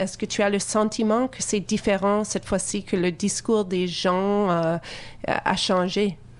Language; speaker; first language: French; native; French